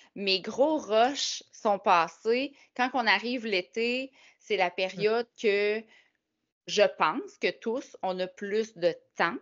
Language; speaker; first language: French; native; French